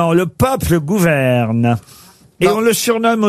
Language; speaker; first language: French; native; French